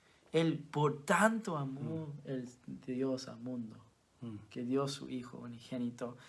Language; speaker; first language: Spanish; non-native, fluent; English